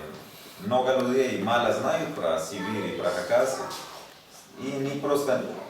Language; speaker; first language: Russian; non-native, learner; Spanish